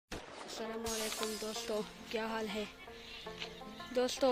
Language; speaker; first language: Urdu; non-native, local second language; Pashto